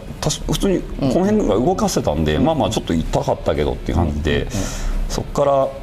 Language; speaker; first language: Japanese; native; Japanese